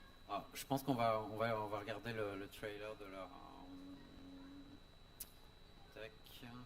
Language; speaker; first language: French; native; French